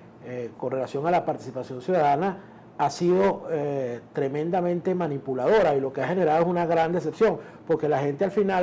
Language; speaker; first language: Spanish; native; Spanish